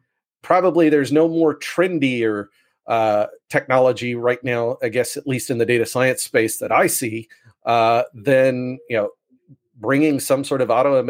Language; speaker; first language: English; native; English